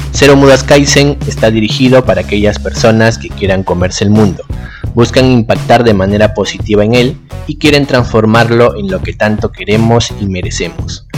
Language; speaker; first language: Spanish; native; Spanish